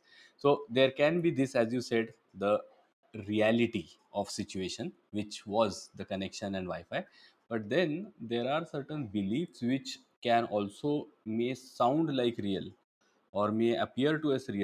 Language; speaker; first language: English; non-native, local second language; Marathi